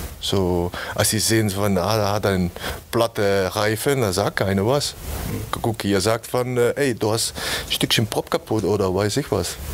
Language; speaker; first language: German; non-native, learner; Dutch